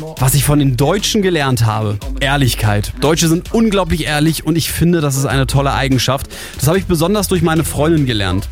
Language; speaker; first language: German; non-native, fluent; English